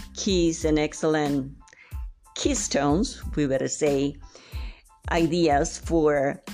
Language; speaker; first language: English; non-native, fluent; Spanish